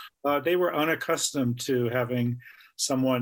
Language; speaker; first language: English; native; English